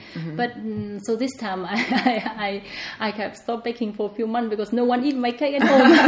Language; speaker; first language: English; non-native, fluent; Vietnamese